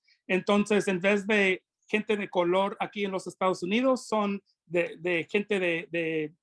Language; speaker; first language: Spanish; non-native, fluent; English